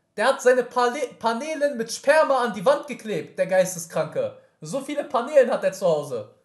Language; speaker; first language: German; early bilingual, other home language; Arabic